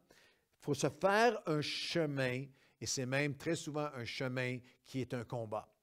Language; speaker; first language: French; native; French